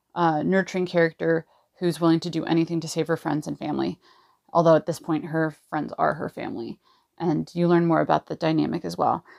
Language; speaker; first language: English; native; English